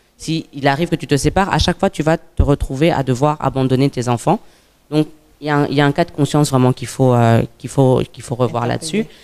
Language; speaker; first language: French; native; French